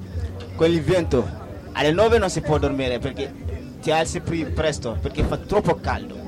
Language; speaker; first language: Italian; non-native, learner; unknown